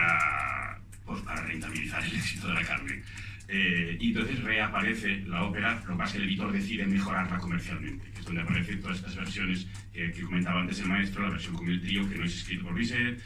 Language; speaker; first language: Spanish; native; Spanish